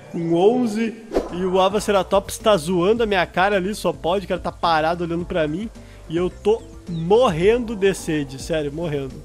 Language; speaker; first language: Portuguese; native; Portuguese